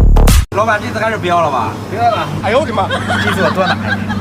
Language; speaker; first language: Chinese; native; Chinese